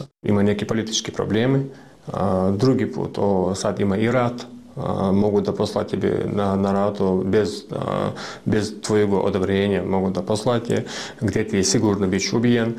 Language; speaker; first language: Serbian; non-native, learner; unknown